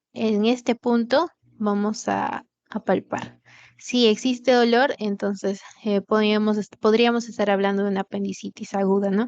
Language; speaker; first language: Spanish; native; Spanish